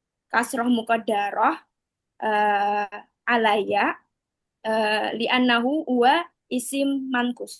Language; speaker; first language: Arabic; non-native, learner; Indonesian